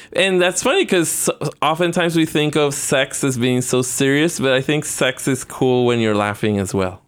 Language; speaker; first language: English; non-native, fluent; Spanish